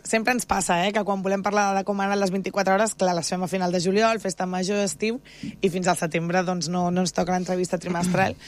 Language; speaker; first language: Catalan; native; Catalan